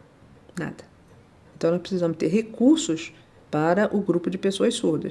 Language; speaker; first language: Portuguese; native; Portuguese